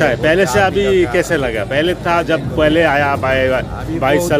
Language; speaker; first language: Hindi; non-native, local second language; Bangla